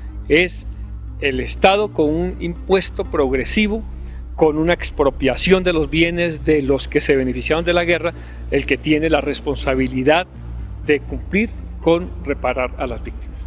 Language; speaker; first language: Spanish; native; Spanish